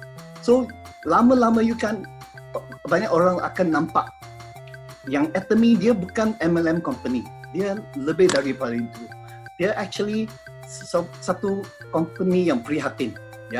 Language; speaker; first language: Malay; non-native, local second language; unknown